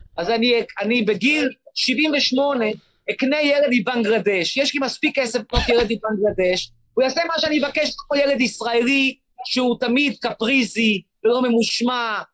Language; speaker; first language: Hebrew; native; Hebrew